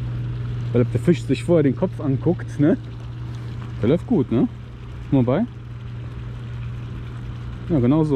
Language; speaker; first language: German; native; German